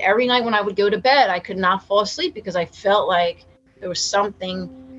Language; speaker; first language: English; native; English